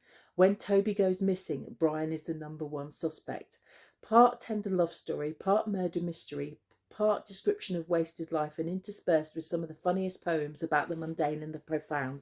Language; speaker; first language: English; native; English